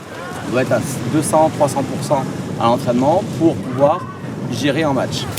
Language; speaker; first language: French; native; French